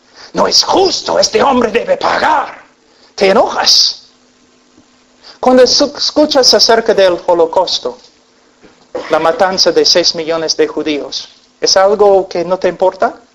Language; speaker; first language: Spanish; non-native, fluent; English